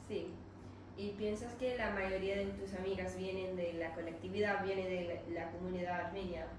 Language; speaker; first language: Spanish; non-native, learner; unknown